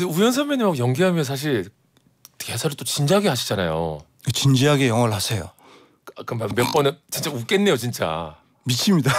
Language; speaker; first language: Korean; native; Korean